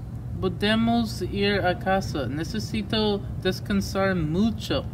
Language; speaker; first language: Spanish; non-native, learner; English